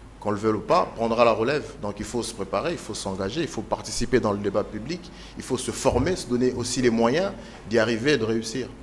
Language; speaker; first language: French; non-native, local second language; Lingala